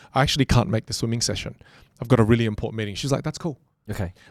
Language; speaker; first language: English; native; English